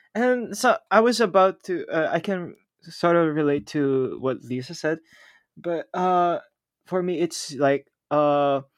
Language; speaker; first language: English; non-native, local second language; Filipino